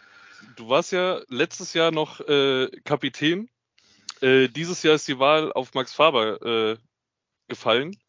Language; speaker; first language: German; native; German